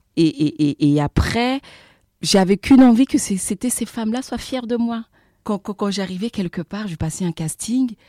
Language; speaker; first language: French; early bilingual, other home language; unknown